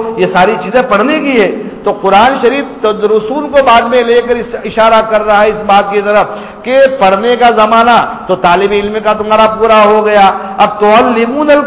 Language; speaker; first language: Urdu; non-native, local second language; Gujarati